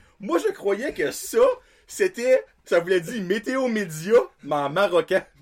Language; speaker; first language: French; native; French